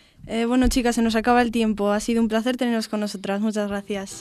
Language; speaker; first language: Spanish; native; Spanish